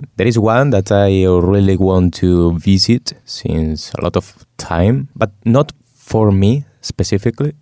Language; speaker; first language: English; non-native, fluent; Spanish